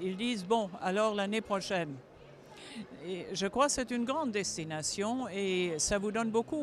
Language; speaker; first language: French; non-native, fluent; German